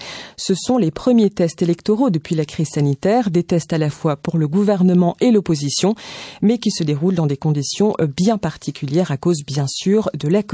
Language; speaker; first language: French; native; French